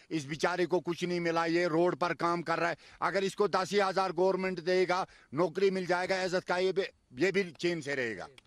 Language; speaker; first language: Hindi; non-native, local second language; Kashmiri